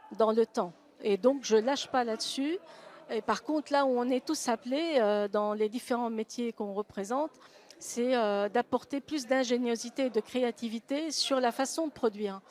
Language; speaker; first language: French; non-native, local second language; Arabic